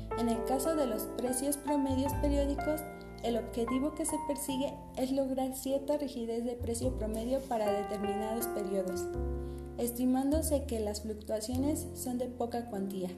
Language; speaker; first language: Spanish; native; Spanish